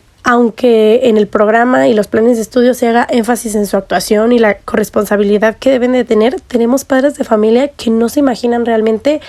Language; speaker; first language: Spanish; native; Spanish